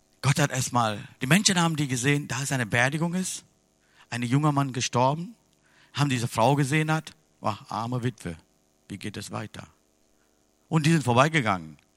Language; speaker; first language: German; non-native, fluent; Tamil